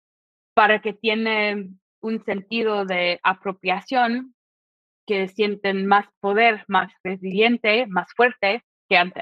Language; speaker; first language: Spanish; non-native, fluent; English